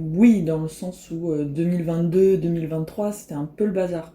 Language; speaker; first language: French; native; French